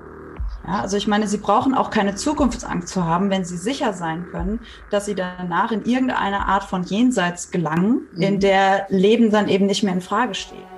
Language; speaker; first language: German; native; German